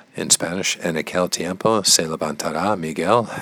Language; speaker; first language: Spanish; non-native, learner; English